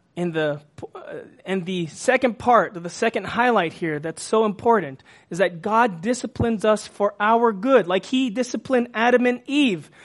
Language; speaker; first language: English; native; English